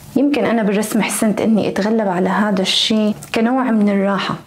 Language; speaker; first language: Arabic; native; Arabic